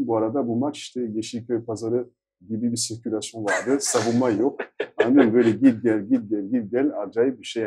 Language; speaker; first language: Turkish; non-native, fluent; French